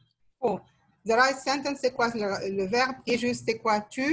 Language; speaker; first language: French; non-native, fluent; Arabic